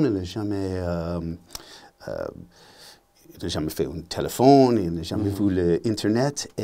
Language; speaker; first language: French; non-native, learner; English